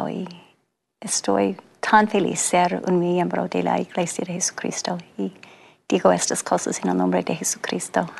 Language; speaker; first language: Spanish; non-native, fluent; English